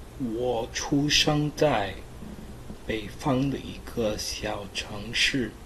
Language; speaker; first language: Chinese; non-native, learner; English